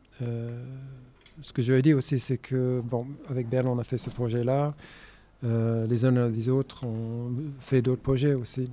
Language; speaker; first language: French; non-native, fluent; English